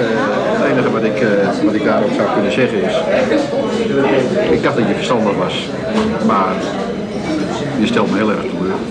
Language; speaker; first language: Dutch; native; Dutch